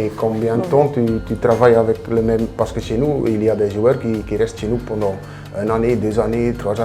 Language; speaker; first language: French; non-native, local second language; Dutch